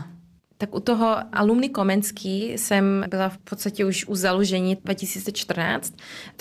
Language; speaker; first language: Czech; early bilingual, heritage; Czech